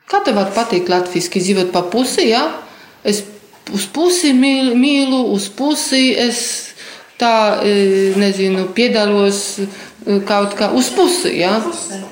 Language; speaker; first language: Latvian; non-native, fluent; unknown